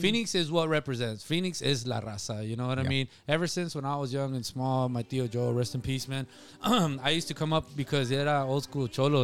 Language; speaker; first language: English; native; English